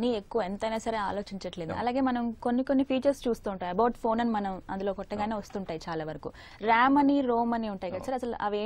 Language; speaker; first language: Telugu; native; Telugu